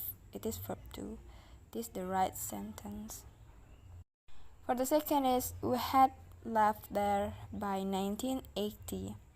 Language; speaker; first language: English; non-native, learner; Indonesian